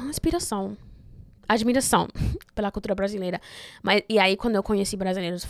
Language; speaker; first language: Portuguese; non-native, fluent; Spanish